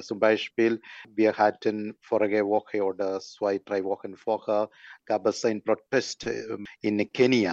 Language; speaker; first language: German; non-native, learner; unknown